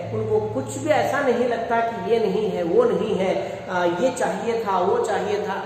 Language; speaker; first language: Hindi; non-native, local second language; Kannada